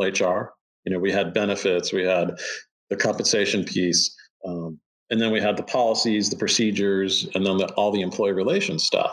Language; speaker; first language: English; native; English